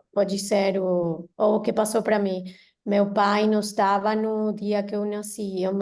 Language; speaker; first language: Portuguese; non-native, learner; Spanish